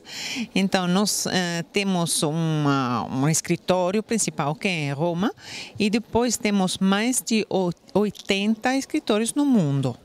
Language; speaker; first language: Portuguese; non-native, fluent; Italian